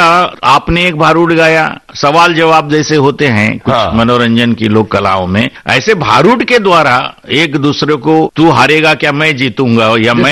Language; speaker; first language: Hindi; non-native, local second language; Marathi